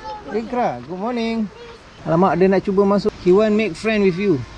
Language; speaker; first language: English; non-native, local second language; Malay